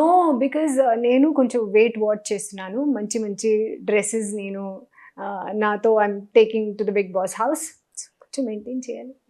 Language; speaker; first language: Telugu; non-native, local second language; Hindi